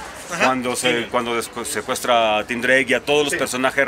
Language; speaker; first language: Spanish; native; Spanish